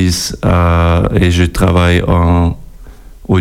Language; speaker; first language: French; non-native, learner; German